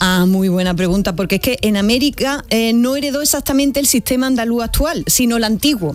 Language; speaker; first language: Spanish; native; Spanish